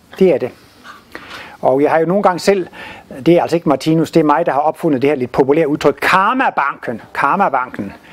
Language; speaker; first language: Danish; native; Danish